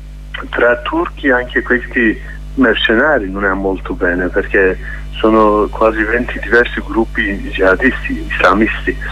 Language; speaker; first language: Italian; non-native, learner; Kurdish